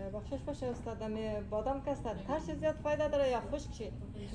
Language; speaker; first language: Persian; native; Persian